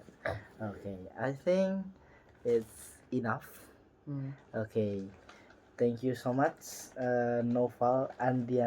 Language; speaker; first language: English; non-native, learner; Indonesian